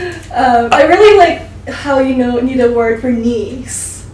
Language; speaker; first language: English; early bilingual, other home language; Korean